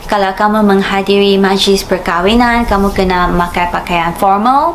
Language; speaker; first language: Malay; non-native, fluent; Japanese